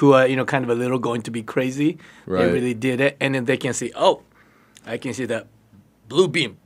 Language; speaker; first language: English; non-native, learner; Japanese